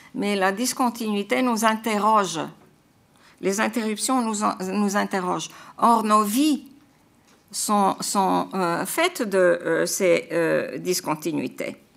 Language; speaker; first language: French; non-native, fluent; Croatian